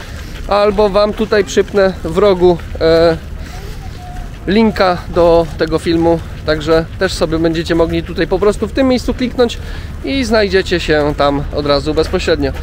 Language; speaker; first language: Polish; native; Polish